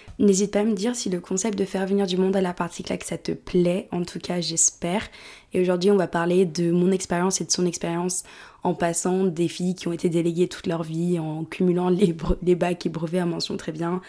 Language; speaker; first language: French; native; French